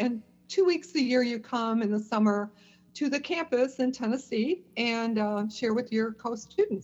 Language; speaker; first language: English; native; English